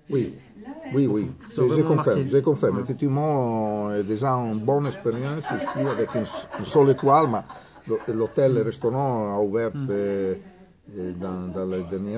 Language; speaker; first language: French; non-native, learner; Italian